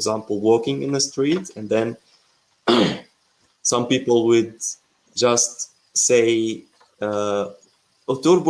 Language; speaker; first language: English; non-native, fluent; Arabic